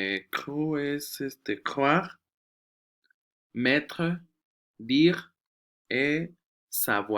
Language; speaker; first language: French; non-native, fluent; Spanish